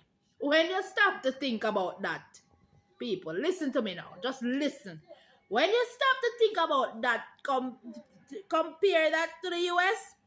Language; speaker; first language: English; non-native, local second language; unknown